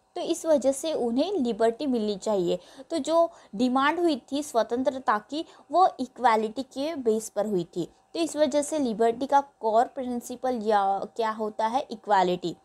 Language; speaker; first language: Hindi; non-native, local second language; Marathi